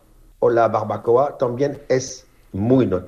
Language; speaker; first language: Spanish; non-native, fluent; French